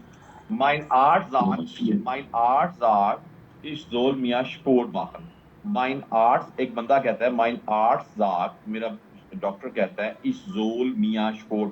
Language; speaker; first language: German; non-native, fluent; Urdu